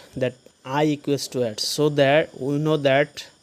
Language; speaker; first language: English; non-native, local second language; Assamese